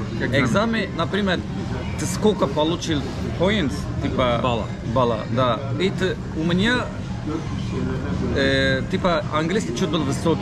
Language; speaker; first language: Russian; non-native, learner; Turkish